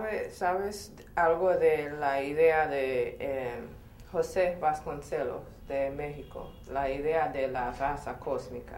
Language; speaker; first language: Spanish; non-native, fluent; English